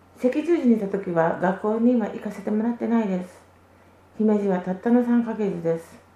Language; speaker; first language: Japanese; early bilingual, other home language; Vietnamese